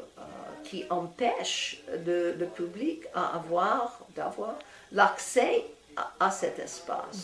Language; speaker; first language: French; non-native, fluent; English